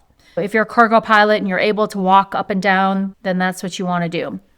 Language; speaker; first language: English; native; English